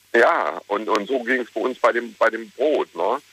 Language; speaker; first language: German; native; German